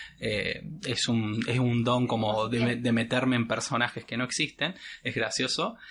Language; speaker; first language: Spanish; native; Spanish